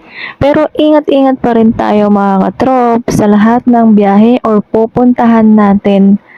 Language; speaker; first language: Filipino; native; Filipino